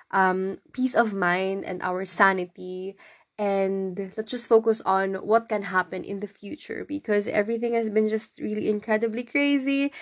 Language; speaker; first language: English; non-native, local second language; Cebuano